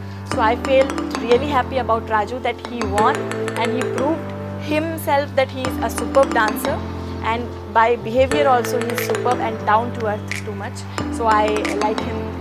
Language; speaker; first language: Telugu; non-native, local second language; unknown